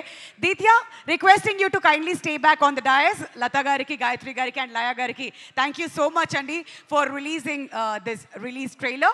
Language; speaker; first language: Telugu; native; Telugu